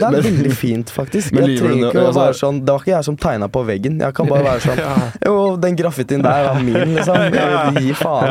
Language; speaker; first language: Norwegian; early bilingual, other home language; Turkish